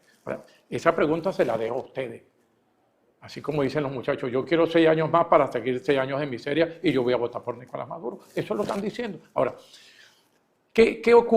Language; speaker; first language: Spanish; native; Spanish